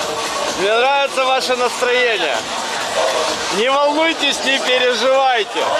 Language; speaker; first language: Russian; native; Russian